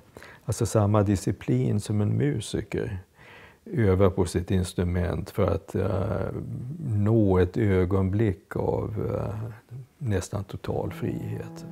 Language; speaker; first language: Swedish; native; Swedish